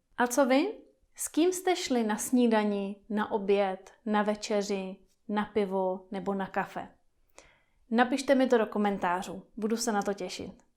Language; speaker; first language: Czech; native; Czech